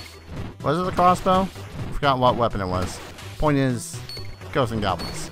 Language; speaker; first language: English; native; English